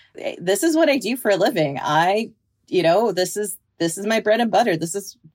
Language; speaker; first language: English; native; English